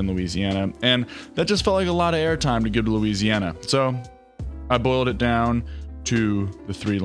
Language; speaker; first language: English; native; English